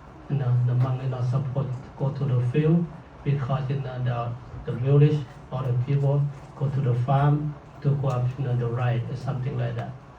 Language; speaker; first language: English; non-native, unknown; Thai